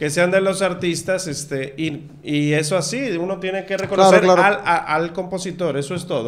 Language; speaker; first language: Spanish; native; Spanish